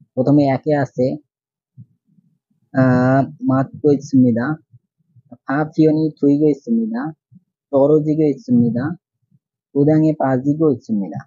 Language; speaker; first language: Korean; non-native, learner; Bangla